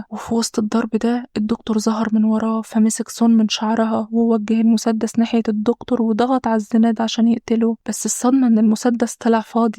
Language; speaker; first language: Arabic; native; Arabic